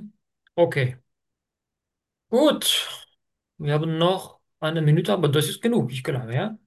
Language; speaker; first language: German; non-native, learner; Turkish